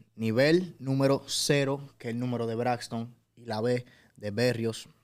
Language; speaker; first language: Spanish; native; Spanish